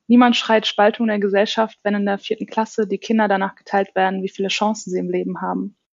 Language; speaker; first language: German; early bilingual, other home language; Turkish